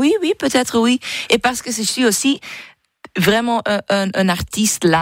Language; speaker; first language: French; non-native, local second language; Dutch